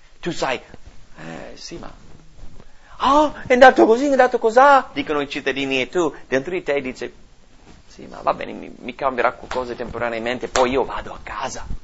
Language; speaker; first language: Italian; non-native, fluent; English